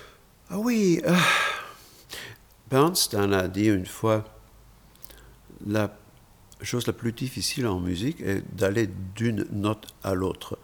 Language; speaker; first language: French; non-native, fluent; German